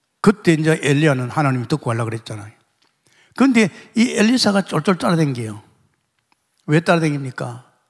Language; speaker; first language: Korean; native; Korean